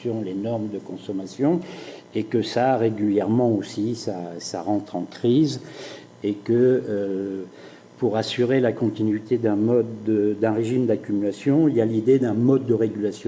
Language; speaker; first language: French; native; French